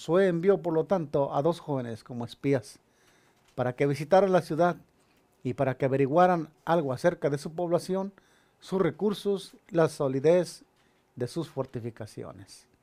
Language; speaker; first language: Spanish; native; Spanish